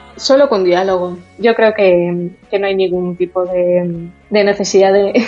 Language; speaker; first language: Spanish; native; Spanish